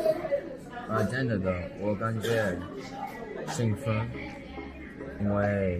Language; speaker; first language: Chinese; non-native, learner; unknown